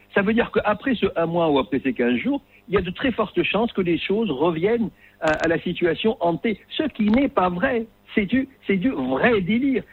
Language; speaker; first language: French; non-native, local second language; Arabic